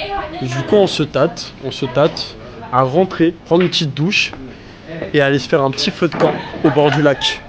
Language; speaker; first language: French; native; French